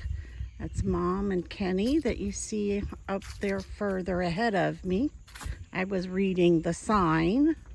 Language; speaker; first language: English; native; English